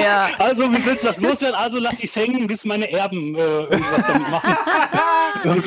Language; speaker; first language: German; early bilingual, other home language; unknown